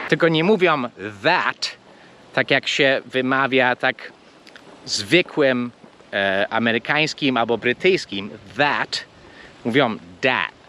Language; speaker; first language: Polish; non-native, fluent; English